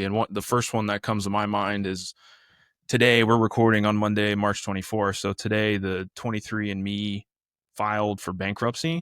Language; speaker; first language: English; native; English